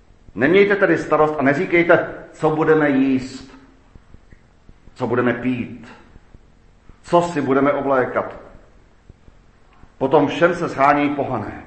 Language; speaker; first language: Czech; native; Czech